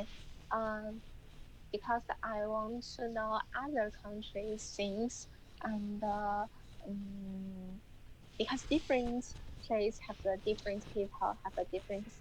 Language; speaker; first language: English; non-native, learner; Chinese